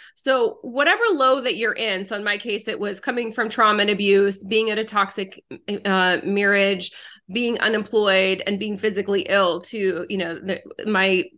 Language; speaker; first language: English; early bilingual, other home language; French